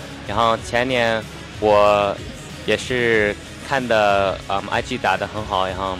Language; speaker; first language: Chinese; early bilingual, heritage; Chinese